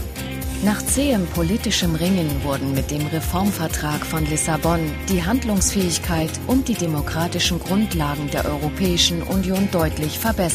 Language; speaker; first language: German; native; German